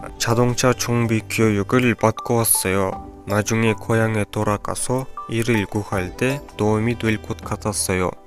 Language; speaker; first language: Korean; non-native, fluent; Kyrgyz